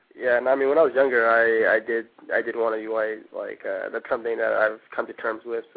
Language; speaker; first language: English; early bilingual, other home language; Korean